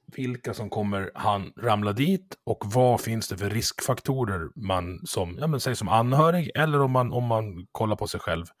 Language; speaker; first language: Swedish; native; Swedish